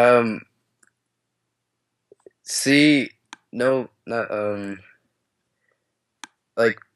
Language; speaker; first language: Spanish; non-native, learner; English